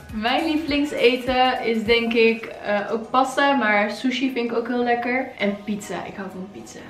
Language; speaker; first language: Dutch; early bilingual, other home language; Arabic